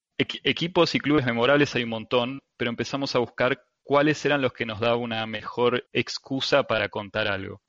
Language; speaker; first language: Spanish; native; Spanish